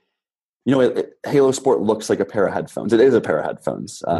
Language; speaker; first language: English; native; English